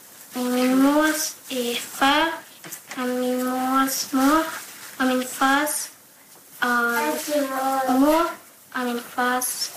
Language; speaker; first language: Danish; early bilingual, heritage; Danish